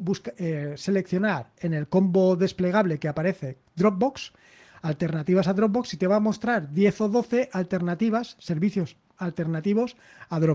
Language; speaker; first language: Spanish; native; Spanish